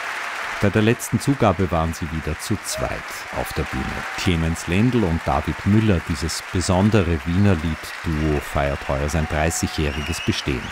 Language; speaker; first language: German; native; German